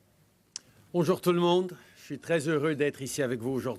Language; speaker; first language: French; native; French